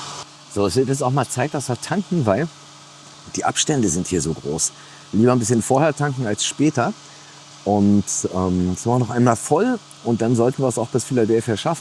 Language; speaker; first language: German; native; German